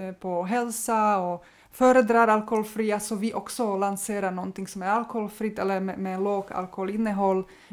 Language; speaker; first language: Swedish; non-native, fluent; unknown